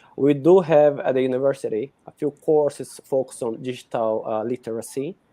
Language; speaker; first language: English; non-native, fluent; Portuguese